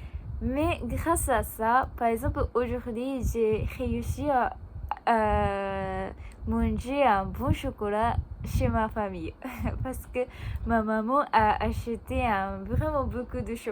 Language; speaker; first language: French; non-native, learner; Japanese